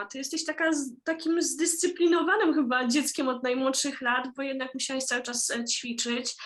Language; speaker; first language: Polish; native; Polish